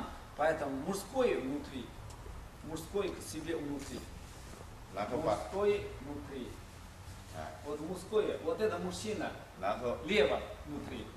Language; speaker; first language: Russian; non-native, learner; Chinese